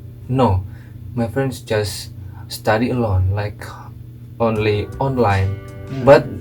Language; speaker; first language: English; non-native, learner; Indonesian